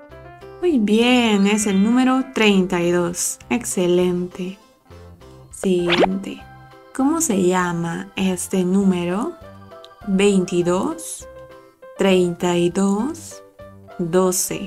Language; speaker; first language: Spanish; native; Spanish